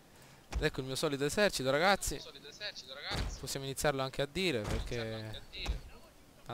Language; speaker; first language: Italian; native; Italian